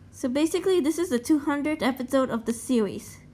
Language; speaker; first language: English; native; English